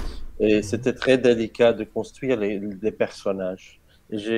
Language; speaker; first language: French; non-native, learner; Arabic